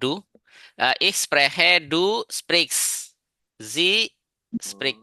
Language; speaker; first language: German; non-native, learner; Indonesian